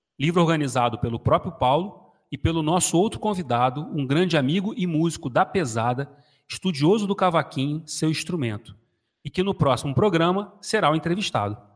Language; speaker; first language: Portuguese; native; Portuguese